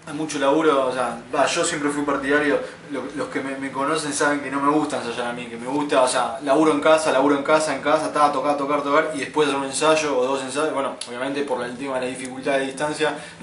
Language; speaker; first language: Spanish; native; Spanish